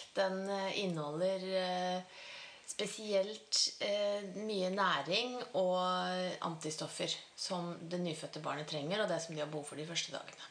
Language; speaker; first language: Norwegian; native; Norwegian